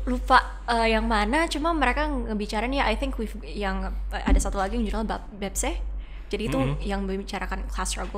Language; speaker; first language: Indonesian; early bilingual, heritage; Indonesian